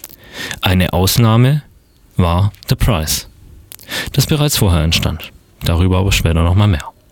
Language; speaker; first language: German; native; German